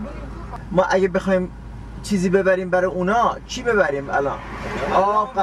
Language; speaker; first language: Persian; native; Persian